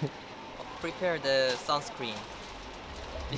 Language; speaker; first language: English; non-native, learner; Korean